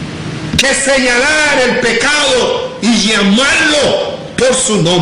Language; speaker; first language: Spanish; non-native, local second language; English